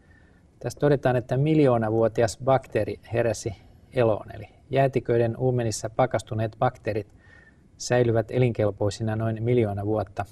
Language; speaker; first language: Finnish; native; Finnish